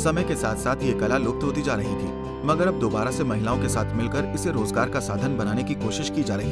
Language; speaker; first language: Hindi; native; Hindi